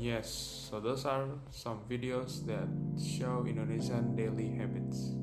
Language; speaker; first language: English; non-native, learner; Indonesian